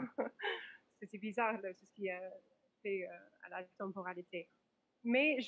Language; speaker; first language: French; non-native, fluent; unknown